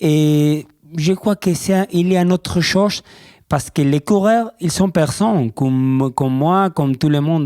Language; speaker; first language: French; non-native, learner; Spanish